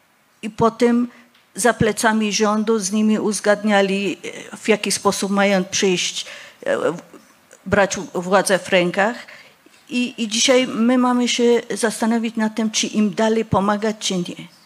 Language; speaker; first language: Polish; non-native, fluent; Persian